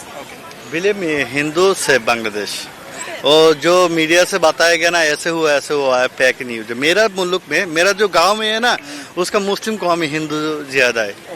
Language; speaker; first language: Hindi; non-native, learner; Bangla